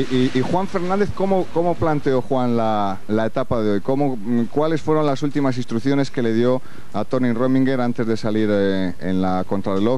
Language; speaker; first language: Spanish; native; Spanish